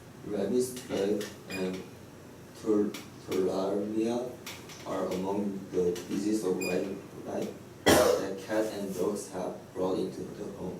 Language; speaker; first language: English; non-native, learner; Korean